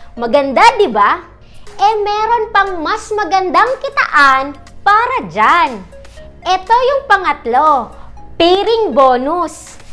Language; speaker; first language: Filipino; non-native, local second language; Bikol